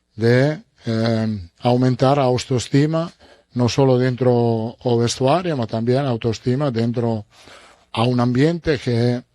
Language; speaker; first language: Spanish; non-native, fluent; Italian